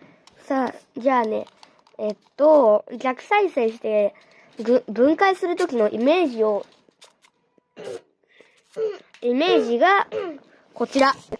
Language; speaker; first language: Japanese; native; Japanese